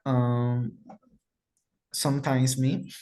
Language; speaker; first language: English; non-native, learner; Spanish